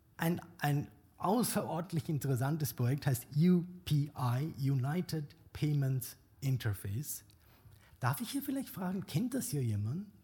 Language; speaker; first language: German; non-native, fluent; Bangla